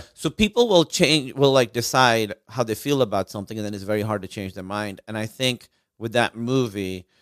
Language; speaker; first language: English; non-native, local second language; Urdu